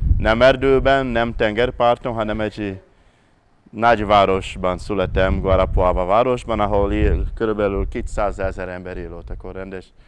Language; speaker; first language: Hungarian; non-native, fluent; Portuguese